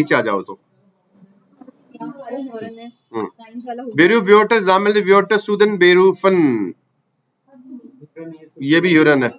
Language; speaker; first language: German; non-native, fluent; Hindi